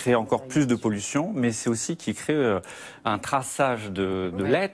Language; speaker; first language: French; native; French